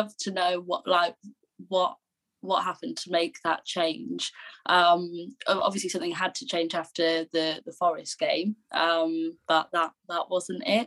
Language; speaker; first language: English; native; English